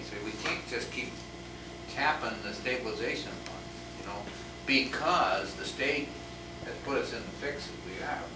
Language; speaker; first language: English; native; English